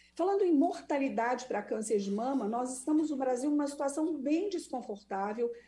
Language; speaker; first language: Portuguese; native; Portuguese